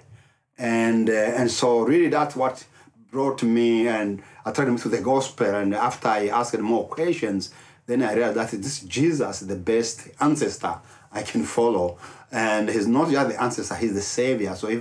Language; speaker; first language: English; non-native, local second language; Kinyarwanda